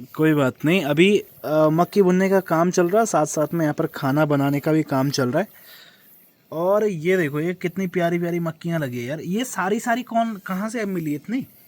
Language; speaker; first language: Hindi; native; Hindi